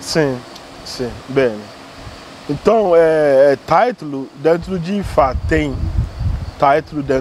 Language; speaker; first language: Portuguese; non-native, learner; Yoruba